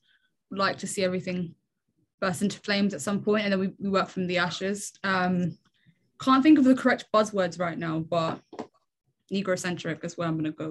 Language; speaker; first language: English; native; English